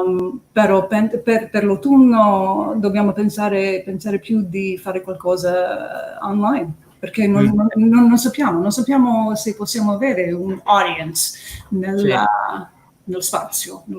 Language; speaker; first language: Italian; early bilingual, heritage; English